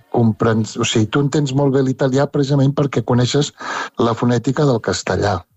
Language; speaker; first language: Catalan; native; Catalan